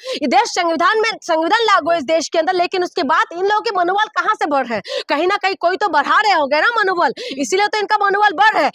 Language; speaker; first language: Hindi; non-native, local second language; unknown